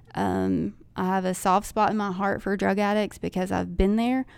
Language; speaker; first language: English; native; English